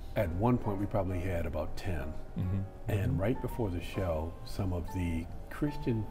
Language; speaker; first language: English; native; English